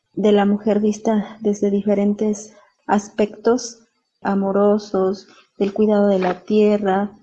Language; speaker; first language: Spanish; native; Spanish